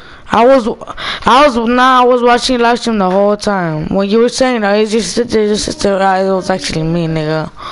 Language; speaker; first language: English; early bilingual, other home language; Spanish